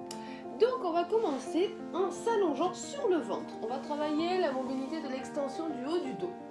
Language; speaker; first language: French; native; French